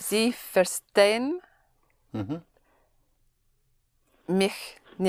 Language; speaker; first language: German; non-native, learner; English